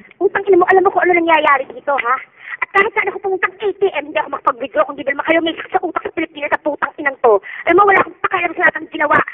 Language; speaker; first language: Filipino; native; Filipino